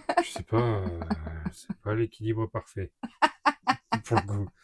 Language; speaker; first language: French; native; French